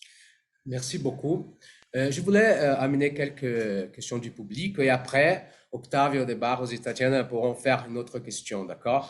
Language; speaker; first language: French; non-native, fluent; Portuguese